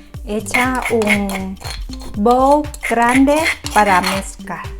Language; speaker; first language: Spanish; non-native, learner; Thai